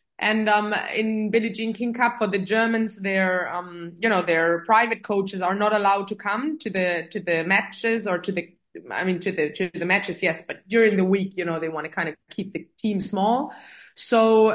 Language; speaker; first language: English; non-native, fluent; German